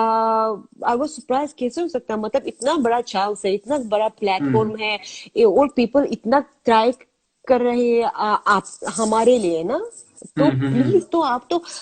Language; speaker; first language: Hindi; non-native, learner; Azerbaijani